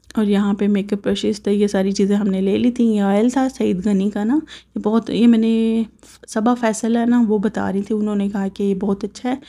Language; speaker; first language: Urdu; native; Urdu